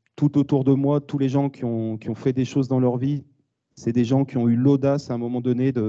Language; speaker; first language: French; native; French